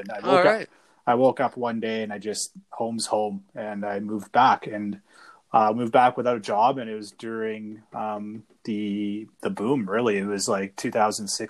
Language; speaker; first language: English; native; English